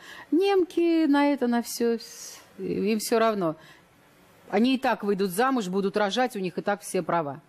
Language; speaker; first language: Russian; native; Russian